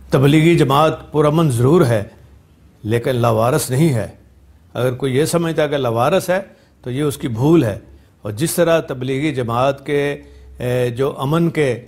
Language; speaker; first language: Urdu; non-native, local second language; Punjabi